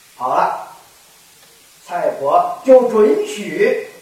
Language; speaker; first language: Chinese; native; Chinese